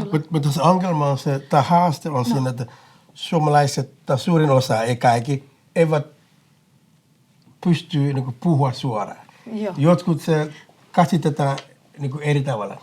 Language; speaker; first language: Finnish; non-native, fluent; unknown